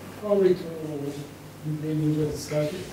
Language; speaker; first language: English; non-native, learner; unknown